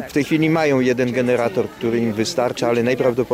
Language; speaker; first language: Polish; non-native, fluent; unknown